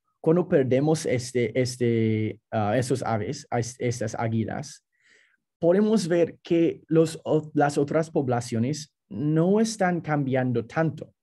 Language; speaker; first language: Spanish; non-native, fluent; English